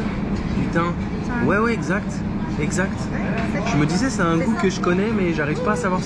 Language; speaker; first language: French; native; French